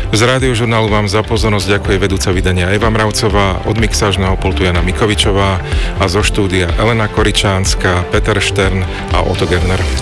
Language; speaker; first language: Slovak; native; Slovak